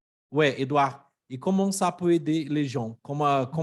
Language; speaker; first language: French; non-native, fluent; Portuguese